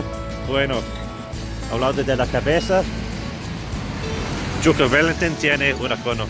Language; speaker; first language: Spanish; non-native, learner; English